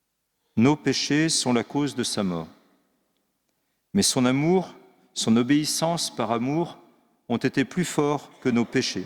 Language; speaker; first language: French; native; French